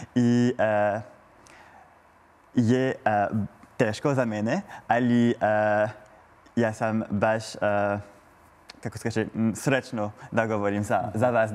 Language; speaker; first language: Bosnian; non-native, learner; French